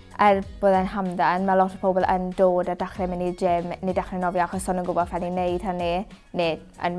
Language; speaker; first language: Welsh; native; Welsh